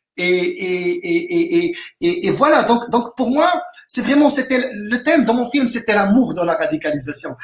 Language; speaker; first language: French; non-native, local second language; Arabic